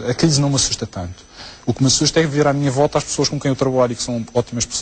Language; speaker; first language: Portuguese; native; Portuguese